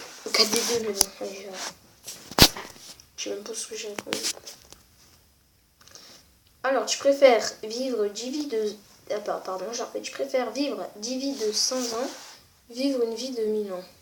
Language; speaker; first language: French; native; French